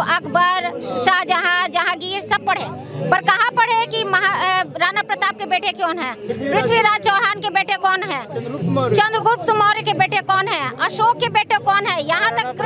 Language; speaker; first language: Hindi; native; Hindi